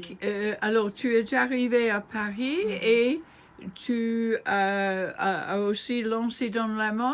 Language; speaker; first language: French; non-native, learner; English